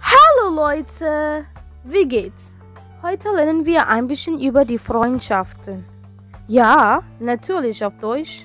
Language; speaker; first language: German; non-native, learner; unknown